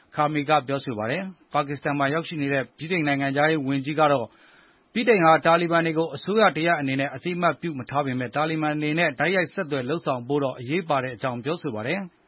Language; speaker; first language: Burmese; native; Burmese